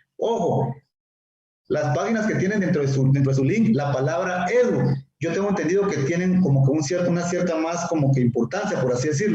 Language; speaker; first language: Spanish; native; Spanish